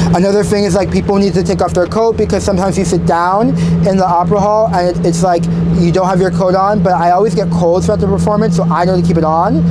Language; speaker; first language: English; native; English